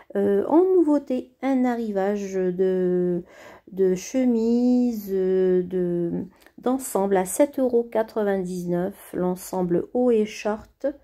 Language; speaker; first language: French; native; French